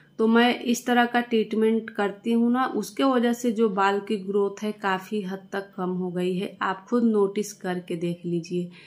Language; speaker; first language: Hindi; native; Hindi